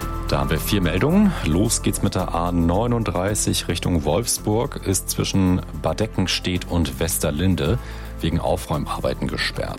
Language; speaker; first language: German; native; German